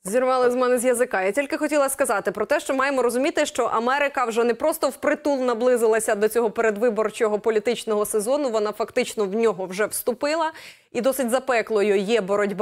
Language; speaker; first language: Ukrainian; native; Ukrainian